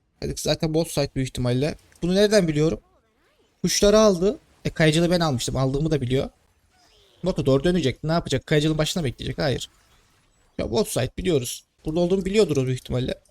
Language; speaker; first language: Turkish; native; Turkish